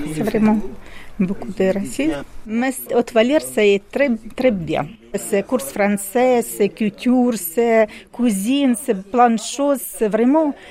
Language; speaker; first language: French; non-native, learner; Ukrainian